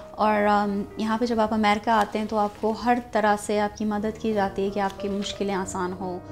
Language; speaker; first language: Urdu; non-native, local second language; Baluchi